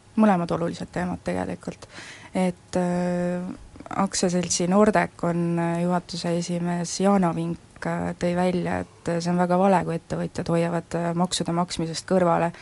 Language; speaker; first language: Estonian; native; Estonian